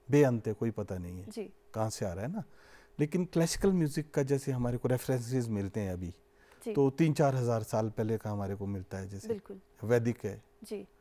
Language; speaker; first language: Hindi; native; Hindi